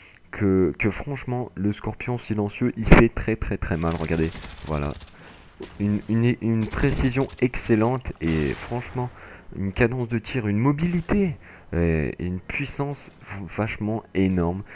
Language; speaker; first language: French; native; French